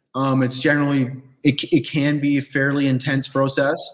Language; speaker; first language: English; native; English